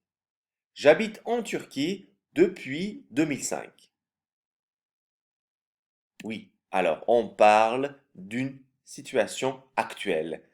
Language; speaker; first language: French; non-native, fluent; Turkish